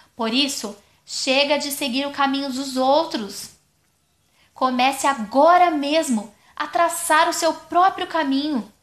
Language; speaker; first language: Portuguese; non-native, fluent; German